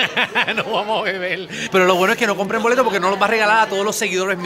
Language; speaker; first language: Spanish; native; Spanish